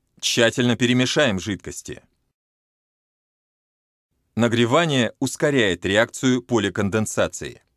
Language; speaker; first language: Russian; native; Russian